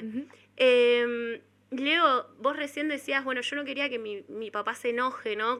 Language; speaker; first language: Spanish; native; Spanish